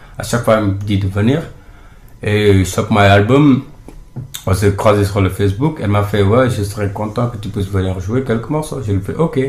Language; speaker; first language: French; non-native, local second language; Wolof